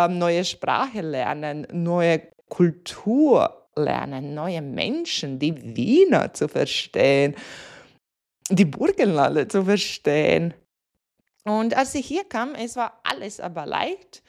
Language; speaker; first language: German; non-native, fluent; Latvian